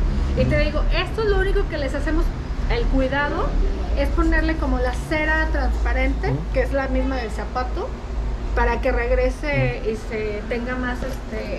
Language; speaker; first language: Spanish; native; Spanish